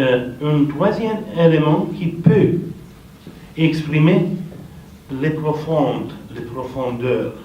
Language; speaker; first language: French; non-native, fluent; Romanian